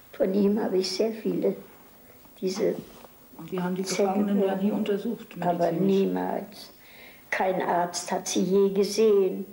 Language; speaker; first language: German; native; German